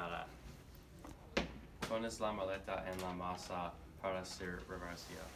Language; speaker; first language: Spanish; non-native, learner; English